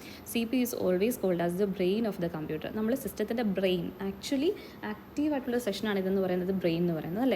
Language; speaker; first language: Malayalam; native; Malayalam